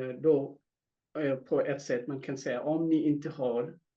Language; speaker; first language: Swedish; non-native, fluent; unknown